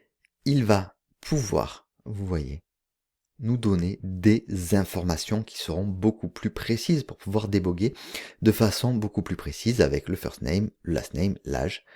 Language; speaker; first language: French; native; French